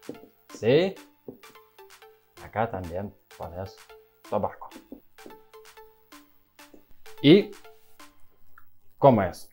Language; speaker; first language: Spanish; non-native, learner; Russian